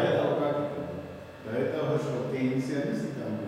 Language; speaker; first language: Russian; non-native, learner; Bulgarian